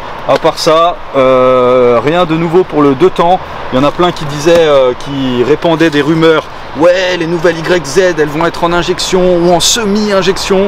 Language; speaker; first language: French; native; French